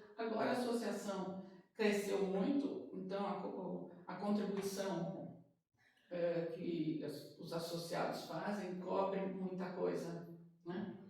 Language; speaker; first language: Portuguese; native; Portuguese